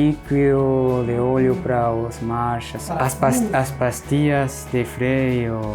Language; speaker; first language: Portuguese; non-native, fluent; German